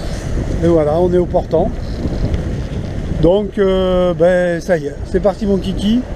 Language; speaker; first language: French; native; French